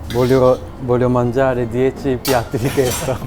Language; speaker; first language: Italian; non-native, learner; Japanese